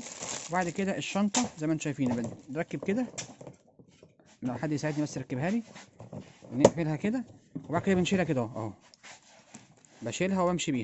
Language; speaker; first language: Arabic; native; Arabic